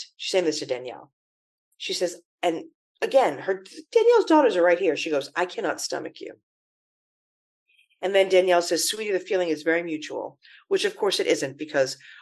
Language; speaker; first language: English; native; English